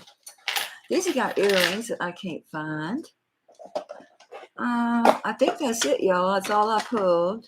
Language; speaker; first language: English; native; English